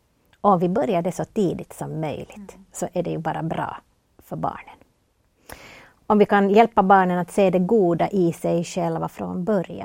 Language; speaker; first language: Swedish; native; Swedish